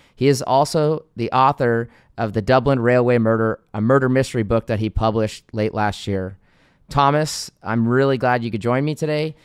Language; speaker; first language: English; native; English